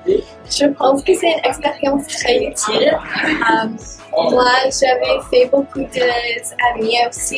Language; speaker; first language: French; non-native, learner; English